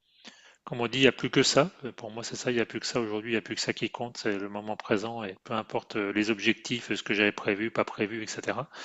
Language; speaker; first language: French; native; French